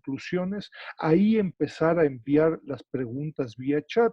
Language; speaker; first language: Spanish; native; Spanish